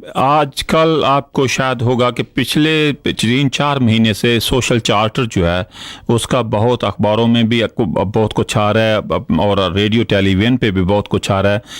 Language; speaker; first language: Urdu; non-native, local second language; Punjabi